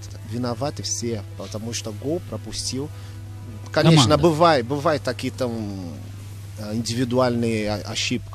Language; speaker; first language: Russian; non-native, fluent; Portuguese